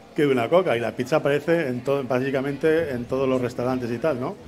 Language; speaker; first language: Spanish; native; Spanish